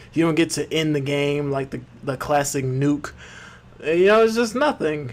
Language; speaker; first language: English; native; English